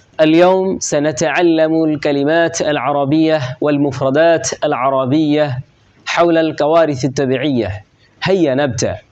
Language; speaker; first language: Arabic; non-native, fluent; Bangla